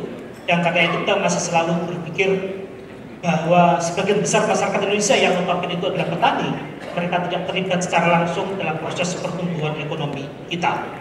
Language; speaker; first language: Indonesian; native; Indonesian